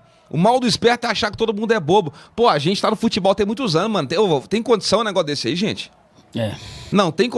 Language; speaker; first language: Portuguese; native; Portuguese